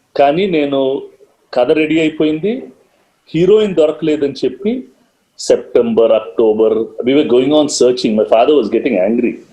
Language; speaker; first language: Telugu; native; Telugu